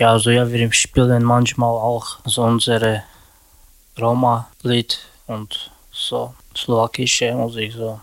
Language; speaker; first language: German; non-native, learner; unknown